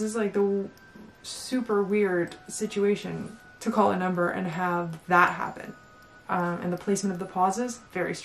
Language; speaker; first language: English; native; English